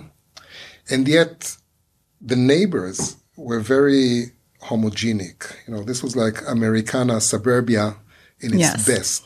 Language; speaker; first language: English; non-native, fluent; Hebrew